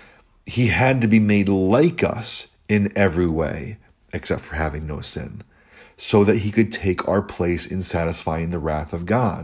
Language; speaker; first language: English; native; English